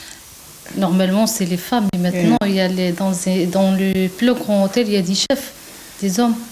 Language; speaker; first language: French; non-native, local second language; Arabic